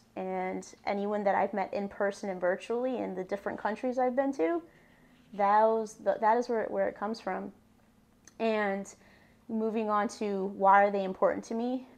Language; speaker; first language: English; native; English